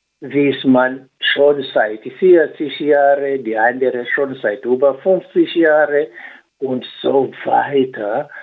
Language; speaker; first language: German; non-native, learner; Swahili